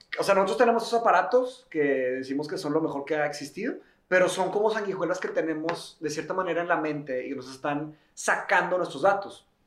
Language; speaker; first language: Spanish; early bilingual, other home language; Portuguese